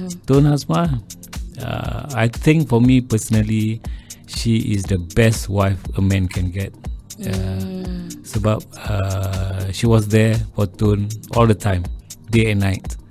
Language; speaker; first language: English; non-native, local second language; Malay